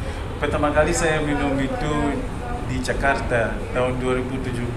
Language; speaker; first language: Indonesian; non-native, fluent; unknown